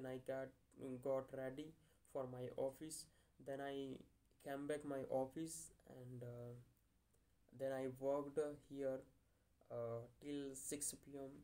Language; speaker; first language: English; non-native, learner; Hindi